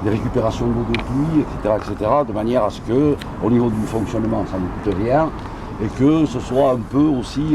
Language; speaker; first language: French; native; French